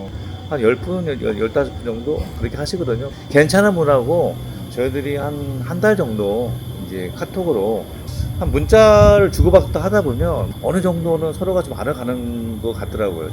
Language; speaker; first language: Korean; native; Korean